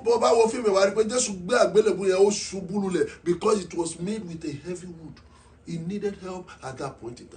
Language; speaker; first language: English; non-native, local second language; Yoruba